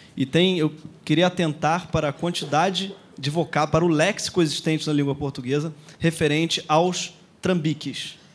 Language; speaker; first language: Portuguese; native; Portuguese